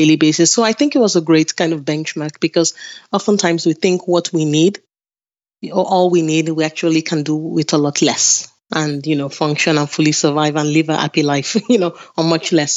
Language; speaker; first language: English; non-native, local second language; Yoruba